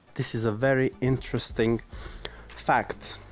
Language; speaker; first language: English; non-native, fluent; Armenian